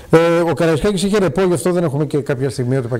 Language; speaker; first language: Greek; native; Greek